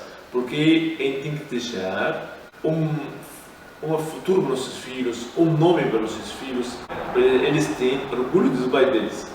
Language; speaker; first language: Portuguese; non-native, learner; Arabic